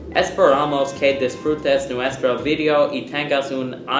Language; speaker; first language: Spanish; non-native, learner; English